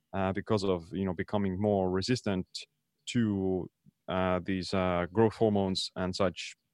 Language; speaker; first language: English; non-native, fluent; Estonian